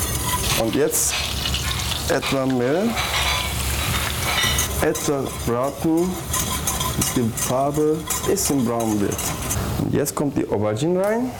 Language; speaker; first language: German; non-native, learner; Turkish